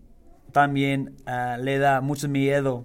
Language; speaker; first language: Spanish; non-native, learner; English